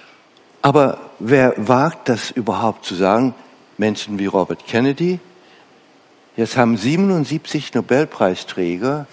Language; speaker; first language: German; non-native, fluent; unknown